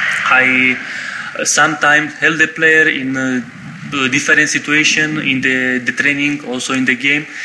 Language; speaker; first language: English; non-native, learner; Romanian